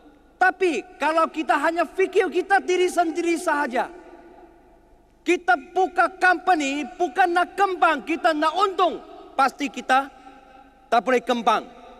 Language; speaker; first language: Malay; non-native, learner; Chinese